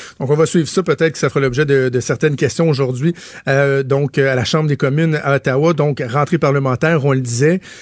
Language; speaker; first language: French; native; French